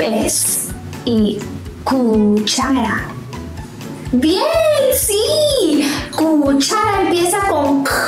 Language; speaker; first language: Spanish; non-native, fluent; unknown